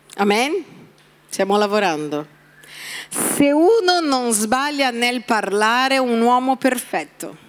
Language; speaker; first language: Italian; non-native, fluent; Portuguese